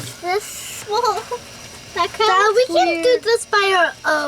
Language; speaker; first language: English; native; English